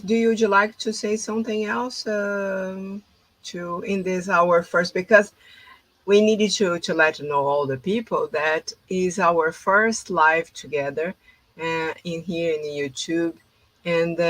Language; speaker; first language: English; non-native, fluent; Portuguese